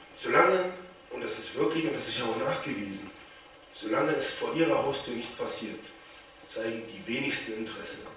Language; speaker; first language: German; native; German